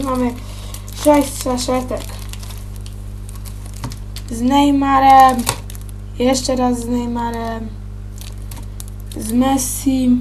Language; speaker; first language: Polish; native; Polish